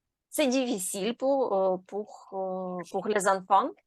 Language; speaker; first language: French; non-native, learner; Ukrainian